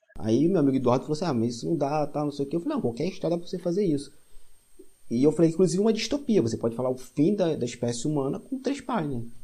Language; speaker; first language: Portuguese; native; Portuguese